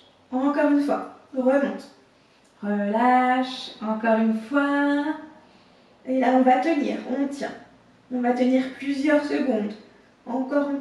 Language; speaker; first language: French; native; French